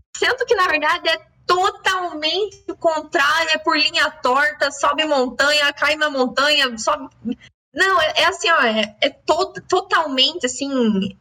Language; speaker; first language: Portuguese; native; Portuguese